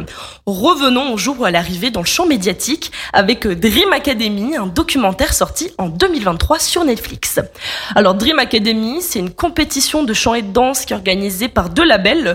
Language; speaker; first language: French; native; French